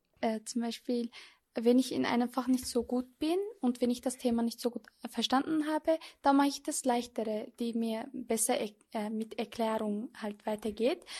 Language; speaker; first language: German; non-native, local second language; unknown